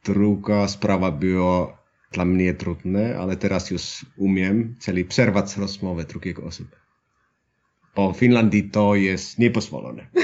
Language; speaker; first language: Polish; non-native, learner; Finnish